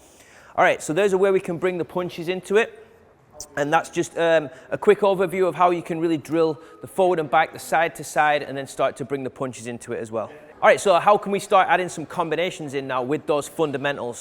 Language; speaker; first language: English; native; English